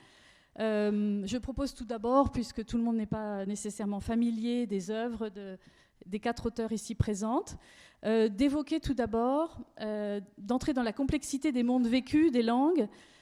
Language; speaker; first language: French; native; French